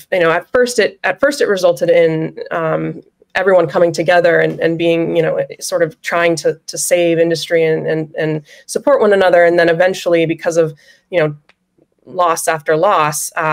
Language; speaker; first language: English; native; English